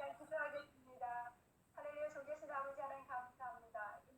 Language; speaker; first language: Korean; native; Korean